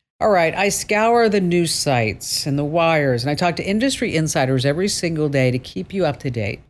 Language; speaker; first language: English; native; English